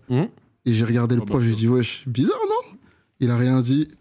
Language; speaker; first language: French; native; French